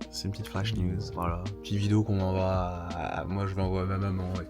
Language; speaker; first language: French; native; French